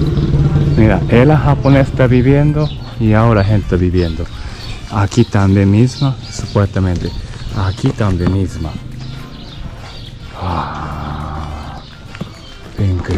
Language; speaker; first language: Spanish; non-native, learner; Japanese